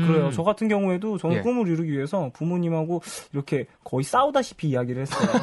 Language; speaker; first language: Korean; native; Korean